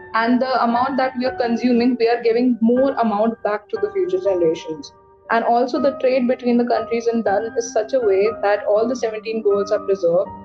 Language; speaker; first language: English; non-native, local second language; Hindi